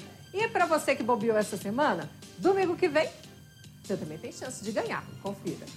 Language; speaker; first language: Portuguese; native; Portuguese